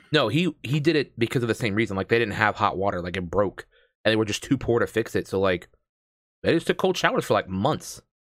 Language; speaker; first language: English; native; English